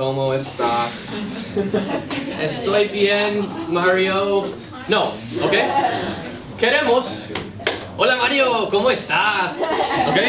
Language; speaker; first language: Spanish; non-native, fluent; English